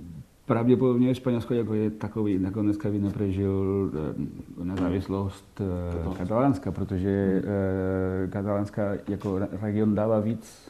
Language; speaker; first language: Czech; non-native, fluent; Catalan